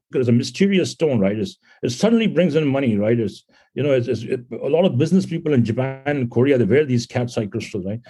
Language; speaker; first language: English; non-native, local second language; Punjabi